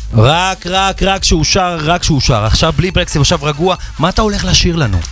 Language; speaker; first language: Hebrew; native; Hebrew